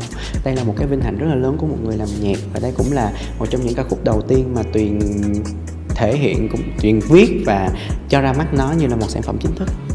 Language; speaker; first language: Vietnamese; native; Vietnamese